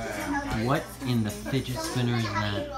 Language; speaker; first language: English; native; English